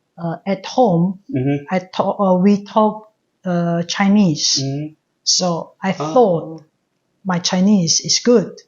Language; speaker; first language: English; non-native, learner; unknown